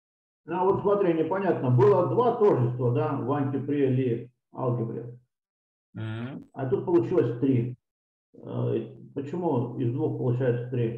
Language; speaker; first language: Russian; native; Russian